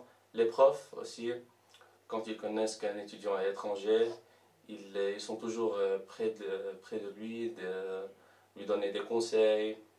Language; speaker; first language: French; non-native, local second language; Arabic